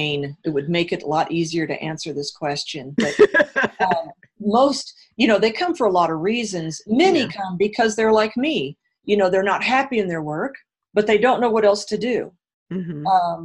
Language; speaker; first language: English; native; English